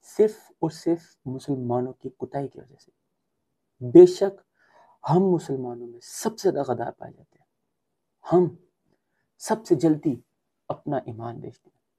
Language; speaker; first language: Urdu; native; Urdu